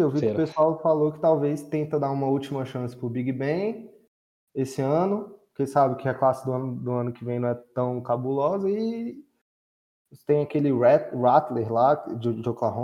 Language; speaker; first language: Portuguese; native; Portuguese